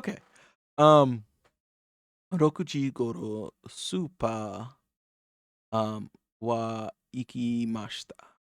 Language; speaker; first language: Japanese; non-native, learner; English